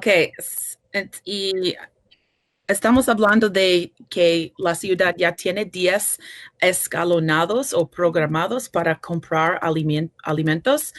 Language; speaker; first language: Spanish; non-native, fluent; English